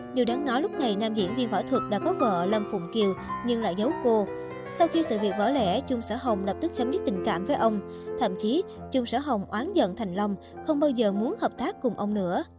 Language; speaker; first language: Vietnamese; native; Vietnamese